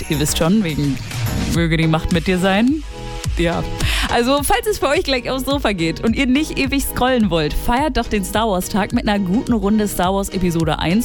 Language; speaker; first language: German; native; German